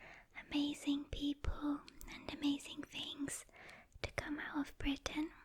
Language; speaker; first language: English; native; English